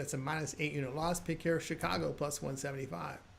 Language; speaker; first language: English; native; English